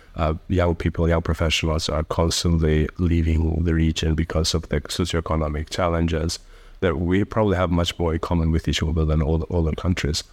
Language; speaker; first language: English; early bilingual, other home language; Albanian